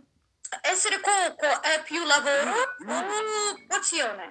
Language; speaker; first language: Italian; non-native, learner; Russian